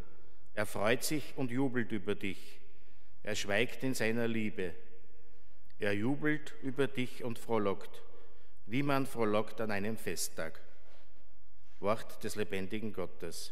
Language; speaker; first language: German; native; German